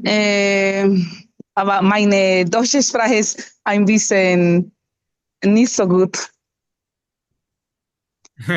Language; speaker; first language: German; non-native, learner; Spanish